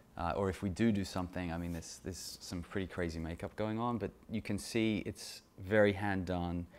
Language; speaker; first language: English; native; English